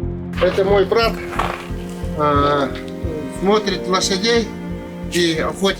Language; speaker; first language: Russian; non-native, local second language; Yakut